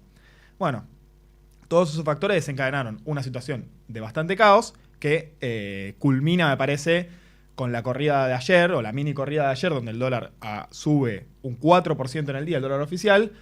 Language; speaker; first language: Spanish; native; Spanish